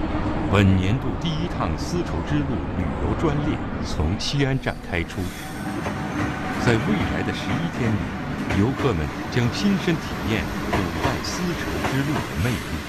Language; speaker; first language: Chinese; native; Chinese